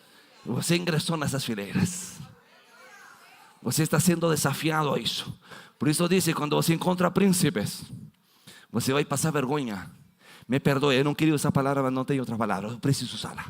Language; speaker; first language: Portuguese; non-native, fluent; Spanish